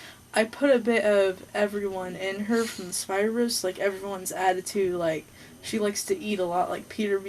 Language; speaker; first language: English; native; English